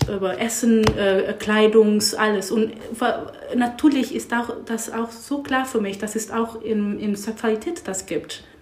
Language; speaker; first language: German; non-native, learner; English